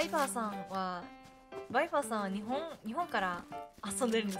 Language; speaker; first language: Japanese; early bilingual, heritage; Japanese